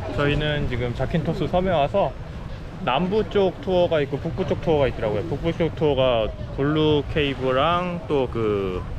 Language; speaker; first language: Korean; native; Korean